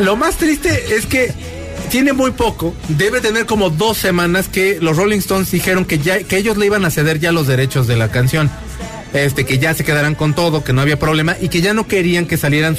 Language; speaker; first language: Spanish; native; Spanish